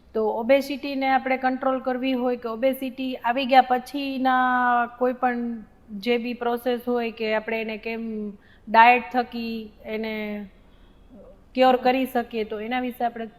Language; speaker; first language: Gujarati; native; Gujarati